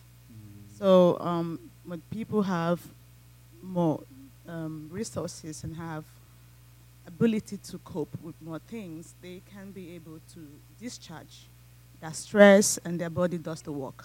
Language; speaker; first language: English; non-native, local second language; Igbo